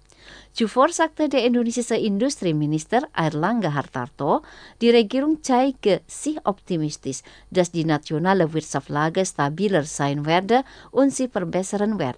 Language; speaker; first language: German; non-native, fluent; Indonesian